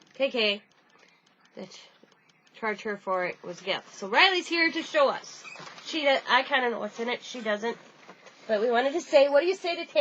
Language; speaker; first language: English; native; English